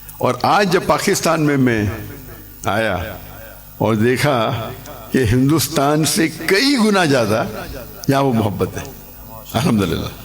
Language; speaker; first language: Urdu; non-native, local second language; English